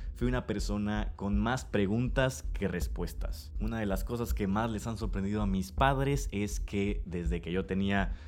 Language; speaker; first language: Spanish; native; Spanish